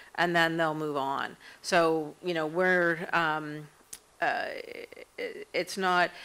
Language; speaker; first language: English; native; English